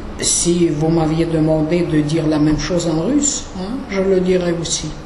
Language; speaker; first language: French; non-native, fluent; Russian